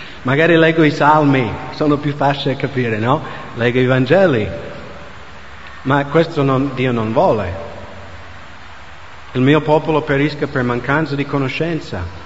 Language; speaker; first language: Italian; non-native, fluent; English